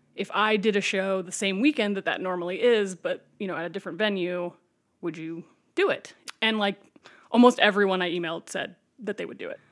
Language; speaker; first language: English; native; English